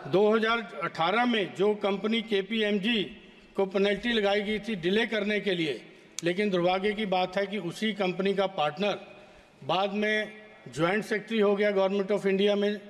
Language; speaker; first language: Hindi; native; Hindi